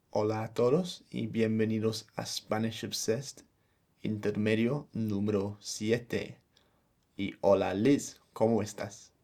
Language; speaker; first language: Spanish; non-native, fluent; English